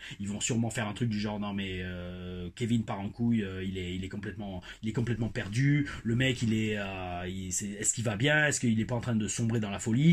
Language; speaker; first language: French; native; French